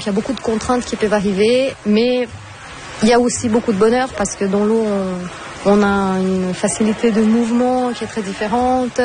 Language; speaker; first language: French; native; French